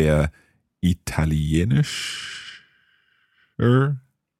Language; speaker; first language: German; non-native, learner; English